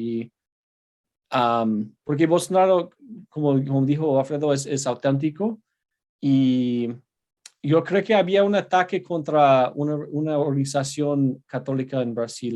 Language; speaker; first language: Spanish; non-native, fluent; English